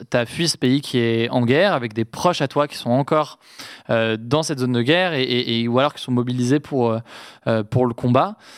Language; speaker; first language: French; native; French